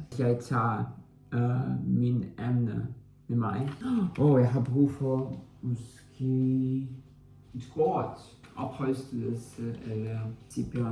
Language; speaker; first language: Danish; non-native, learner; Russian